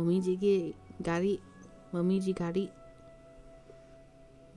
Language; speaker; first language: Japanese; non-native, learner; English